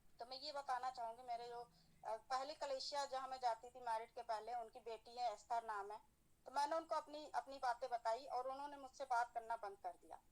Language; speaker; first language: Hindi; native; Hindi